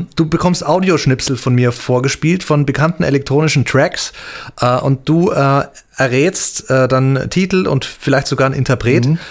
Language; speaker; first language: German; native; German